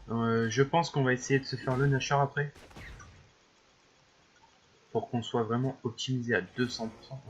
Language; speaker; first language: French; native; French